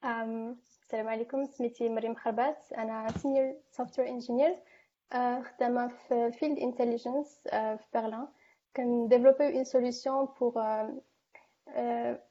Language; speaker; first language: French; non-native, local second language; Arabic